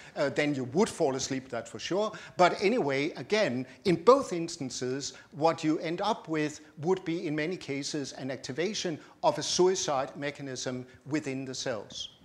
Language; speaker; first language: English; non-native, fluent; Danish